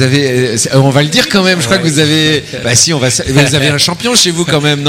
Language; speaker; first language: French; native; French